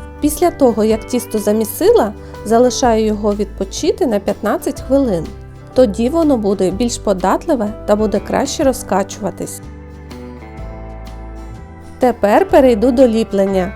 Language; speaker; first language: Ukrainian; native; Ukrainian